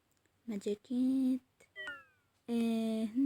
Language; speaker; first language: French; non-native, learner; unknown